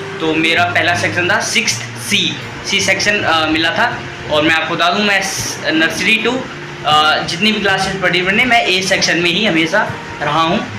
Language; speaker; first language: Hindi; native; Hindi